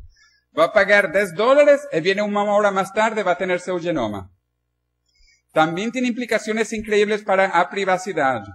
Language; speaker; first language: Spanish; non-native, learner; Portuguese